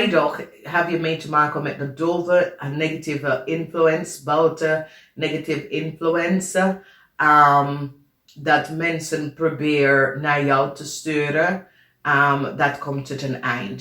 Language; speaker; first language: Dutch; non-native, learner; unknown